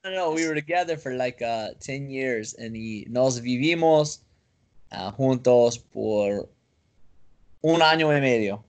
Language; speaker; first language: Spanish; non-native, learner; English